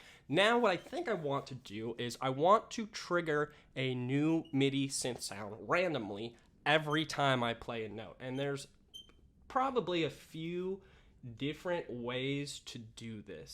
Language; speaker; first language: English; native; English